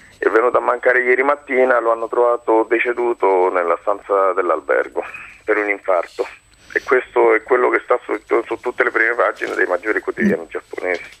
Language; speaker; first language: Italian; non-native, fluent; Japanese